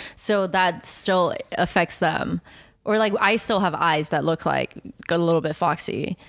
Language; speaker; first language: English; non-native, fluent; Chinese